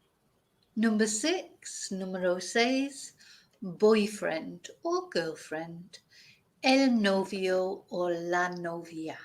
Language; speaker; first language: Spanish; non-native, fluent; English